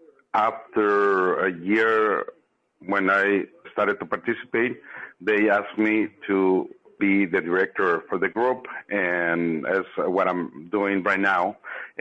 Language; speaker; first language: English; non-native, fluent; Spanish